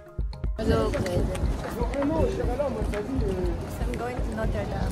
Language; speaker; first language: English; non-native, local second language; Filipino